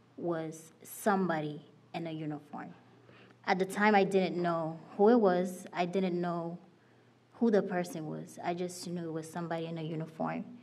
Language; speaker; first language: English; non-native, fluent; Haitian Creole